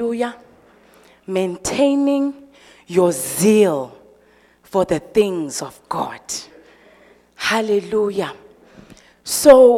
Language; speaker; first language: English; non-native, local second language; Xhosa